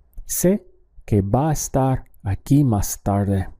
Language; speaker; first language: Spanish; non-native, fluent; English